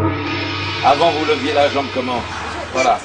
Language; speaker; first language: French; native; French